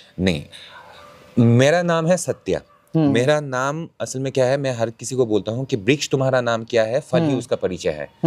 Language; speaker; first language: Hindi; non-native, local second language; Bangla